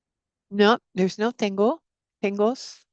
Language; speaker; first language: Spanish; non-native, fluent; English